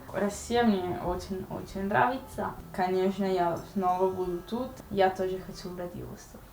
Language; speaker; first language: Russian; non-native, learner; Italian